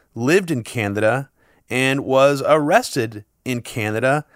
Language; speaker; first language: English; native; English